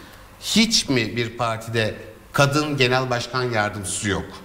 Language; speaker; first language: Turkish; native; Turkish